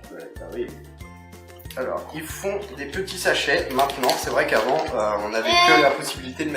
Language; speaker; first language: French; native; French